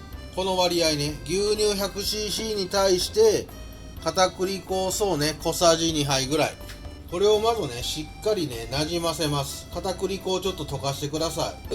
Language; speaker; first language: Japanese; native; Japanese